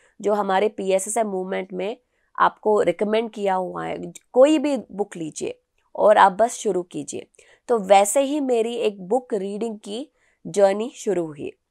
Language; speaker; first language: Hindi; non-native, local second language; Telugu